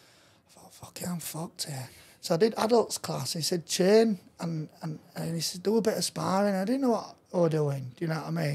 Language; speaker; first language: English; native; English